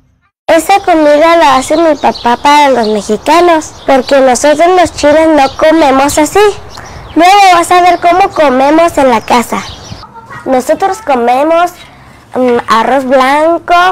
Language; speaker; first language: Spanish; early bilingual, other home language; Cantonese